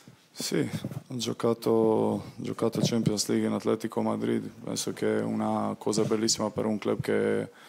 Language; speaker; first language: Italian; non-native, fluent; Croatian